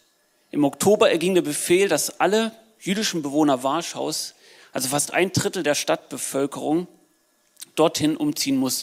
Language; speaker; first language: German; native; German